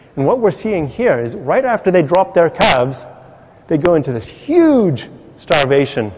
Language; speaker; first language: English; native; English